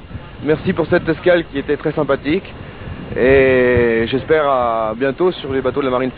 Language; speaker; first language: French; native; French